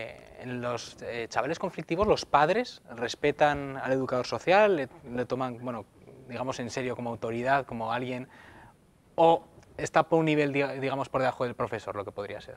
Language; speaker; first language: Spanish; native; Spanish